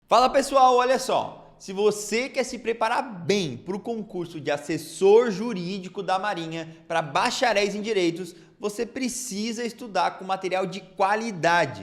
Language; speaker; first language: Portuguese; native; Portuguese